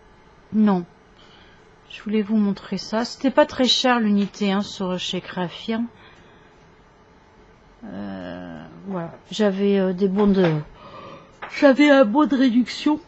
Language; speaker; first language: French; native; French